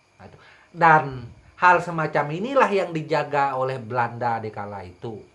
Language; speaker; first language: Indonesian; non-native, local second language; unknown